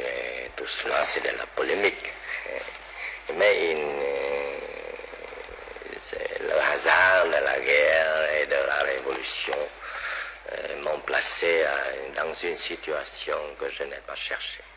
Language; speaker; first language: French; non-native, local second language; Vietnamese